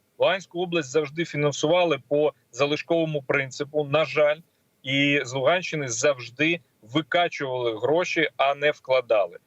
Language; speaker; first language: Ukrainian; non-native, local second language; Russian